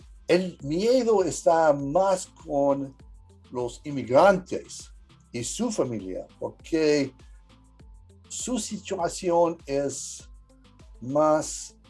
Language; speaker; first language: Spanish; early bilingual, heritage; English